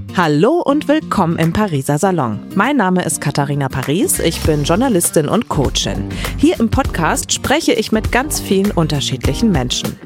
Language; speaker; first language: German; native; German